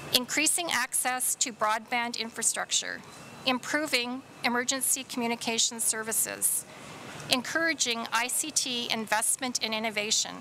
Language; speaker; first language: English; native; English